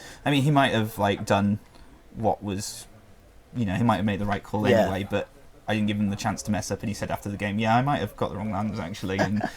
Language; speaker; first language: English; native; English